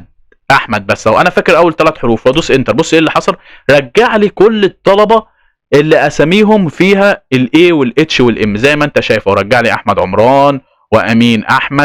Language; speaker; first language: Arabic; native; Arabic